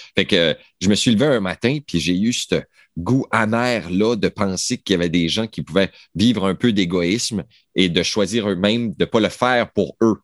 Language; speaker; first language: French; native; French